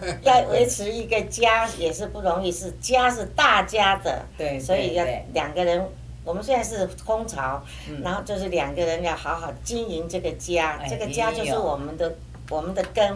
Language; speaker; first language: Chinese; native; Chinese